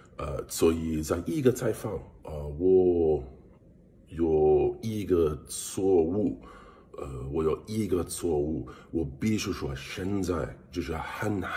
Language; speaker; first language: Chinese; non-native, learner; English